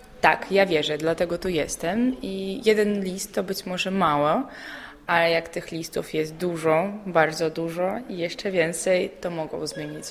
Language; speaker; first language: Polish; non-native, fluent; Belarusian